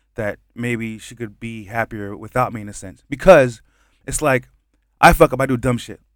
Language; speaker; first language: English; early bilingual, other home language; Haitian Creole